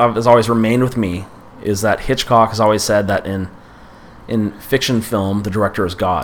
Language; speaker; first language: English; native; English